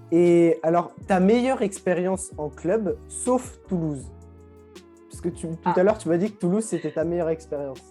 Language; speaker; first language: French; native; French